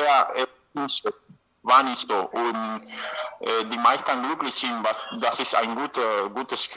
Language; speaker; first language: German; non-native, learner; Spanish